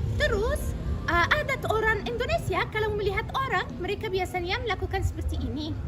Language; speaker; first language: Indonesian; non-native, fluent; Arabic